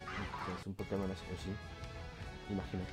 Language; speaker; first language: Spanish; non-native, learner; French